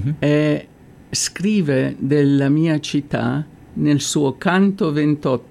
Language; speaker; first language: Italian; native; Italian